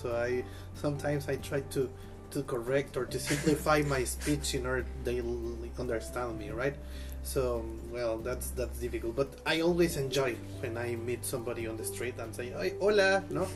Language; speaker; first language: English; non-native, fluent; Spanish